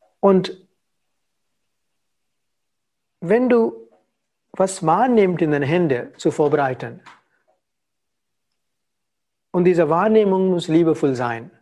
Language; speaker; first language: German; non-native, learner; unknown